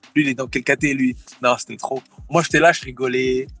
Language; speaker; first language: French; early bilingual, other home language; Thai